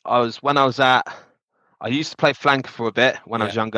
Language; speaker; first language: English; native; English